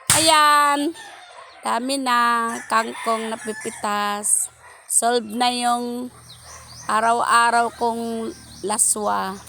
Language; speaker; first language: Filipino; non-native, local second language; Hiligaynon